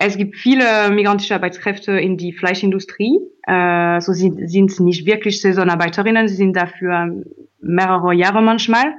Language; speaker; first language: German; non-native, learner; French